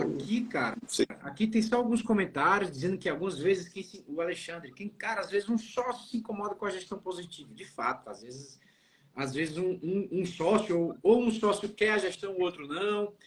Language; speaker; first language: Portuguese; native; Portuguese